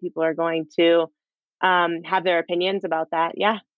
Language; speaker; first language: English; native; English